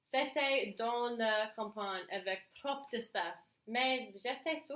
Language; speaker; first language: French; non-native, learner; English